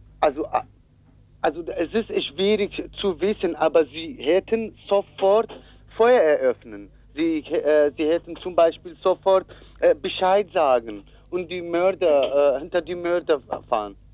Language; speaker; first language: German; non-native, learner; Kurdish